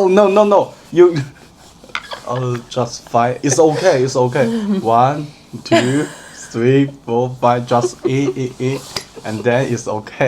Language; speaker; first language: English; non-native, learner; Chinese